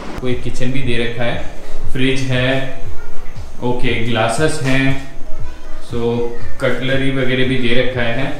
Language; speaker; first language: Hindi; native; Hindi